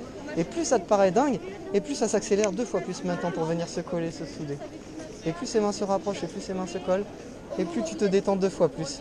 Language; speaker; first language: French; native; French